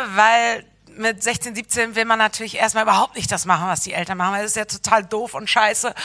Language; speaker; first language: German; native; German